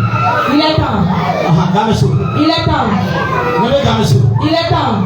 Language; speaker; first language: French; non-native, local second language; Ewe